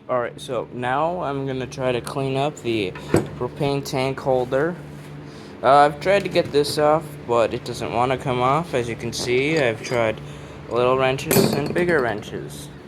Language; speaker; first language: English; native; English